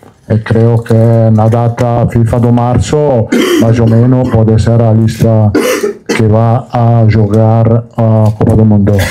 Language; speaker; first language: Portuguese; non-native, learner; Italian